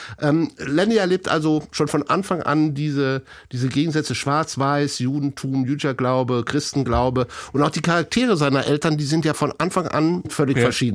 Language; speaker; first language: German; native; German